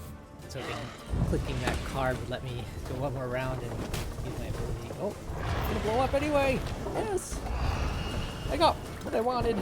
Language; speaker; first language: English; native; English